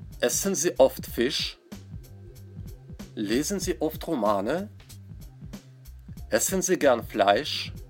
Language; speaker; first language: German; non-native, fluent; Russian